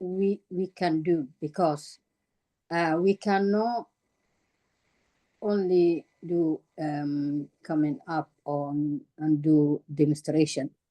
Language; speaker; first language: English; non-native, learner; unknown